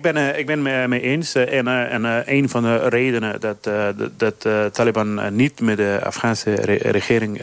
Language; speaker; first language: Dutch; non-native, fluent; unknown